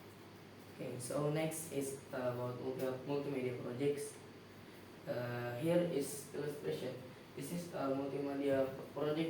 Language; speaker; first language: English; non-native, learner; Indonesian